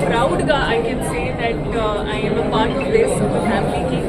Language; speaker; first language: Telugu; non-native, learner; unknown